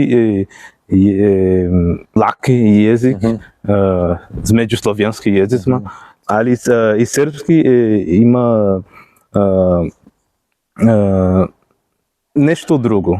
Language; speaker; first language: Serbian; non-native, learner; Portuguese